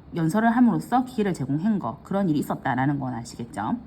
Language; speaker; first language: Korean; native; Korean